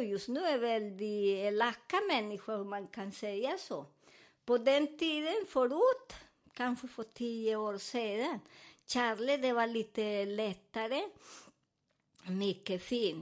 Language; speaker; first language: Swedish; non-native, learner; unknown